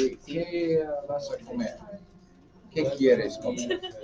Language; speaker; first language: Spanish; non-native, fluent; English